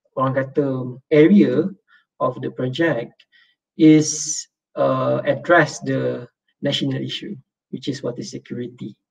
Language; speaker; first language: English; non-native, local second language; Malay